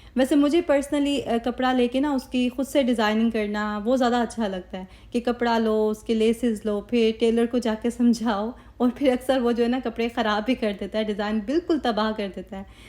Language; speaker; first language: Urdu; native; Urdu